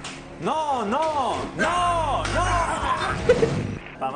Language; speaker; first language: French; non-native, learner; Spanish